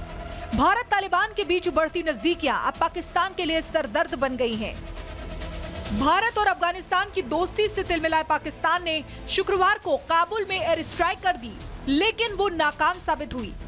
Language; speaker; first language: Hindi; native; Hindi